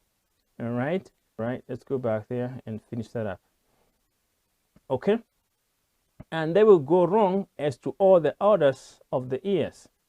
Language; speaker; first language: English; non-native, local second language; Kikuyu